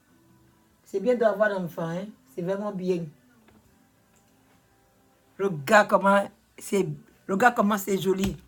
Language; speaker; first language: French; non-native, learner; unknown